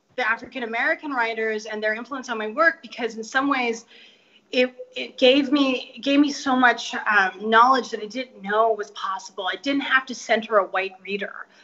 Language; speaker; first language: English; native; English